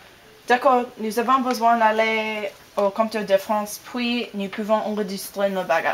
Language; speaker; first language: French; non-native, learner; English